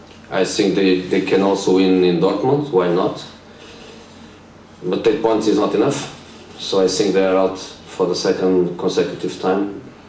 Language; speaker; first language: English; non-native, fluent; Portuguese